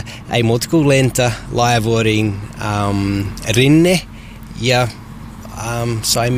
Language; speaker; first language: Finnish; non-native, learner; English